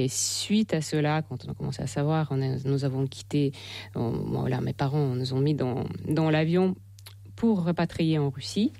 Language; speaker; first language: French; non-native, fluent; Russian